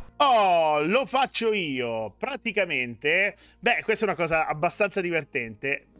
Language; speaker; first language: Italian; native; Italian